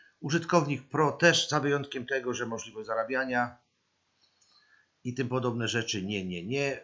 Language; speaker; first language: Polish; native; Polish